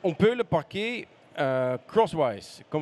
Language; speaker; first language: French; non-native, learner; Dutch